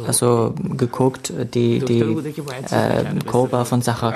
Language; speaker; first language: German; non-native, learner; Persian